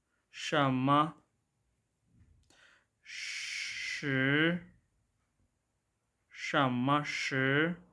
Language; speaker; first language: Chinese; non-native, fluent; Urdu